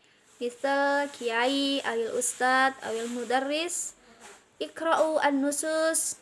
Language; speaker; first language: Arabic; non-native, learner; Indonesian